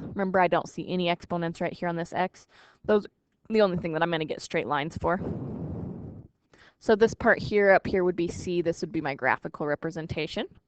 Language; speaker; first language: English; native; English